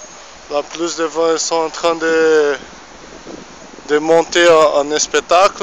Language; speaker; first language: French; non-native, fluent; Portuguese